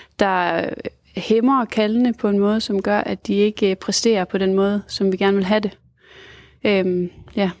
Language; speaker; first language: Danish; native; Danish